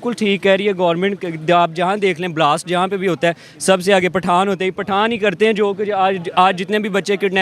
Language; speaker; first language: Hindi; non-native, local second language; Punjabi